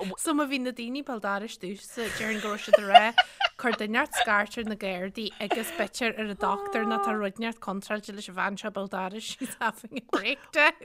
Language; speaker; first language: Irish; native; Irish